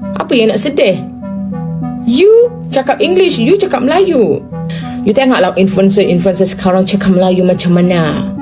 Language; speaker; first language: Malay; non-native, fluent; Thai